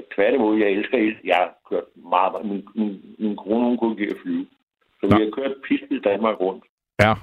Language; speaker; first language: Danish; native; Danish